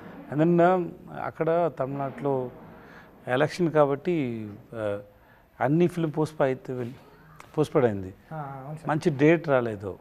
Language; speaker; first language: Telugu; non-native, learner; Tamil